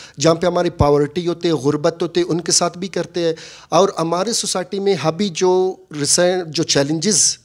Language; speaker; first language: Urdu; non-native, local second language; Baluchi